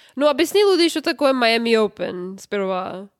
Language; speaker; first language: Russian; native; Russian